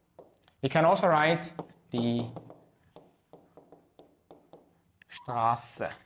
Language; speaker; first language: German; non-native, fluent; Azerbaijani